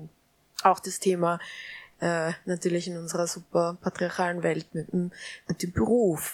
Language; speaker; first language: German; native; German